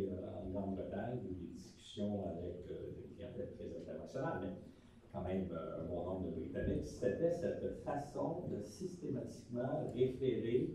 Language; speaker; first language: French; native; French